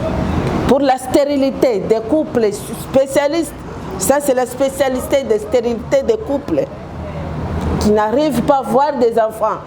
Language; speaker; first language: French; non-native, local second language; Lingala